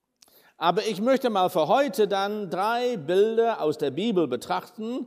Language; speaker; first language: German; non-native, fluent; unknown